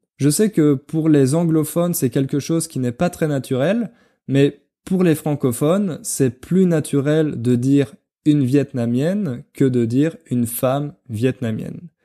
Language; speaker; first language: French; native; French